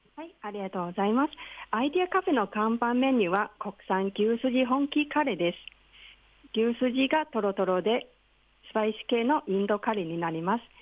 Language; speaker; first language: Japanese; non-native, fluent; Cantonese